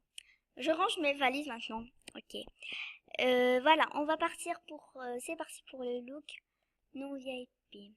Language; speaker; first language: French; non-native, local second language; Arabic